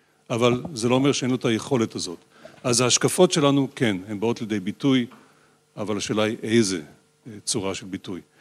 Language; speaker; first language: Hebrew; native; Hebrew